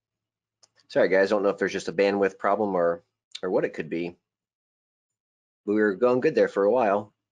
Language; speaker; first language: English; native; English